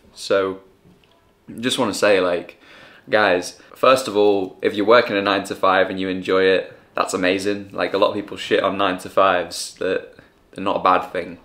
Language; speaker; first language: English; native; English